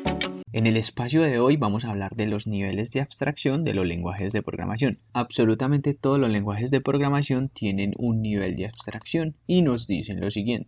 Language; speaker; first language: Spanish; native; Spanish